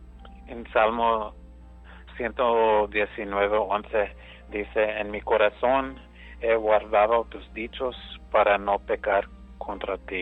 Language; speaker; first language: Spanish; early bilingual, heritage; English